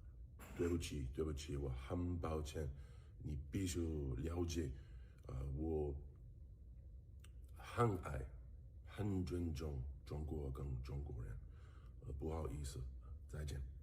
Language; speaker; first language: Chinese; non-native, learner; English